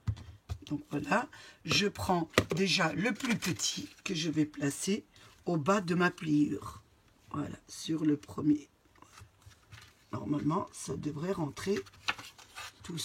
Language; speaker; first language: French; native; French